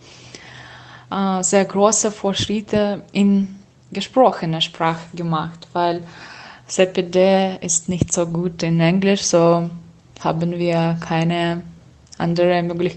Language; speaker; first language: German; non-native, learner; Russian